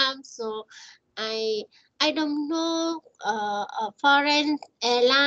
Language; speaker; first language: English; non-native, learner; Vietnamese